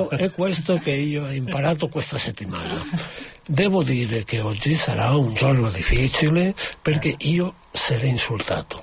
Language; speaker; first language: Italian; non-native, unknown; Catalan